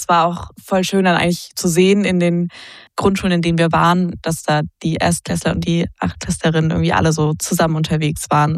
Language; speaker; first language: German; native; German